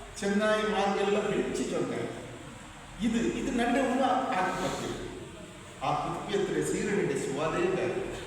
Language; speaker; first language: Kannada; non-native, local second language; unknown